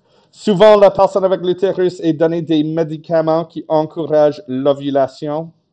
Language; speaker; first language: French; non-native, fluent; English